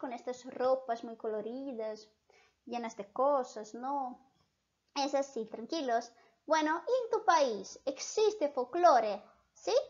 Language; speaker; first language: Spanish; non-native, fluent; Portuguese